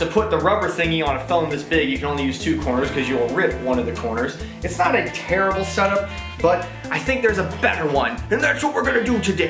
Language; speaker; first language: English; native; English